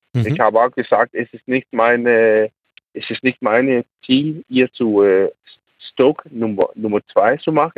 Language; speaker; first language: German; non-native, learner; Danish